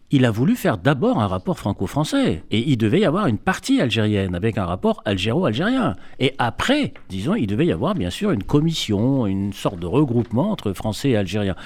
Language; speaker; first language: French; native; French